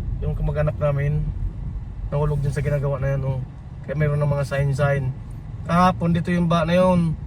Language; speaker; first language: Filipino; non-native, local second language; Bikol